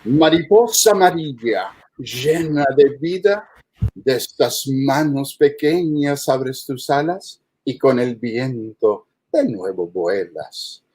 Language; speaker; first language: Spanish; early bilingual, heritage; Spanish